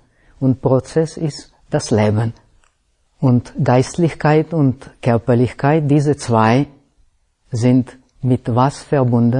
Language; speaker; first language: German; non-native, fluent; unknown